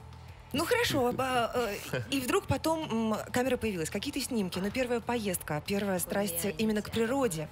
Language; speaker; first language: Russian; native; Russian